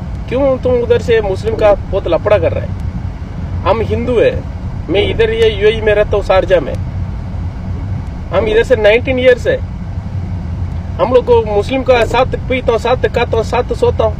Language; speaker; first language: Hindi; non-native, local second language; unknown